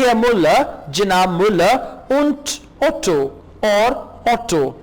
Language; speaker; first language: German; non-native, learner; Urdu